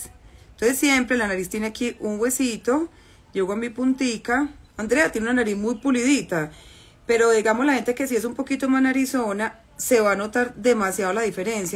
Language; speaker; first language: Spanish; native; Spanish